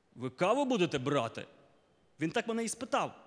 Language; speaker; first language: Ukrainian; native; Ukrainian